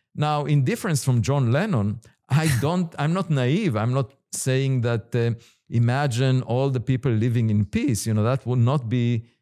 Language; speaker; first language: English; non-native, fluent; Hebrew